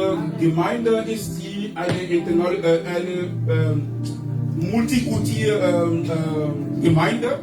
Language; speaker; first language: German; non-native, fluent; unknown